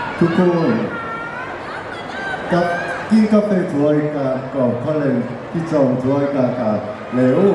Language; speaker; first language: Thai; non-native, learner; Korean